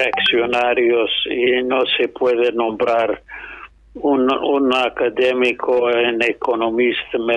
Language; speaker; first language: Spanish; non-native, fluent; English